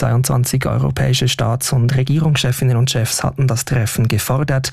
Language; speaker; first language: German; native; German